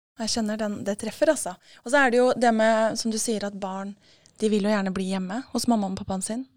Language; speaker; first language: Norwegian; native; Norwegian